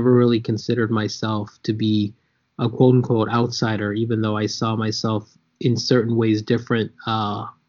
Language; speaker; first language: English; native; English